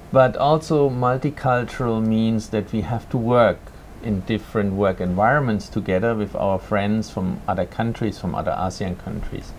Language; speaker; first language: English; non-native, fluent; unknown